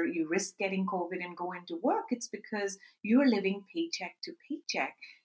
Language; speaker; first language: English; non-native, local second language; Urdu